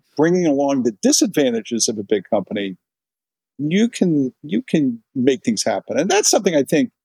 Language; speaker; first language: English; native; English